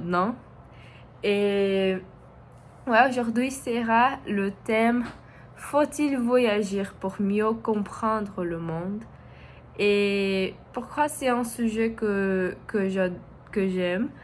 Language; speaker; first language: French; non-native, learner; Portuguese